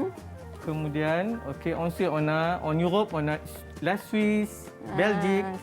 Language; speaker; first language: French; non-native, fluent; Malay